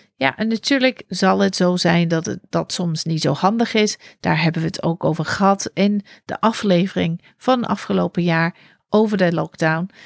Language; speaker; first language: Dutch; non-native, fluent; English